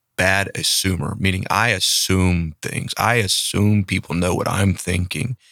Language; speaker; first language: English; native; English